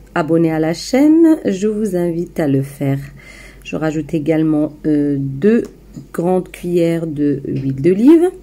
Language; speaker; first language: French; non-native, local second language; Arabic